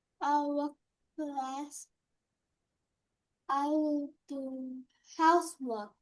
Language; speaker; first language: English; non-native, learner; Vietnamese